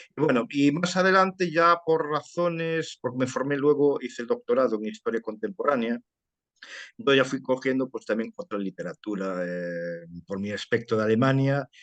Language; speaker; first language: Spanish; early bilingual, heritage; Spanish